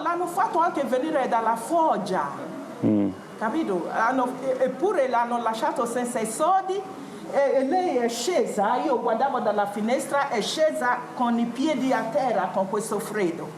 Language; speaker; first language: Italian; non-native, fluent; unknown